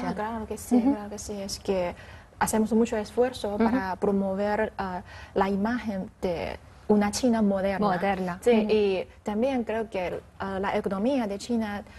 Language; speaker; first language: Spanish; non-native, learner; Chinese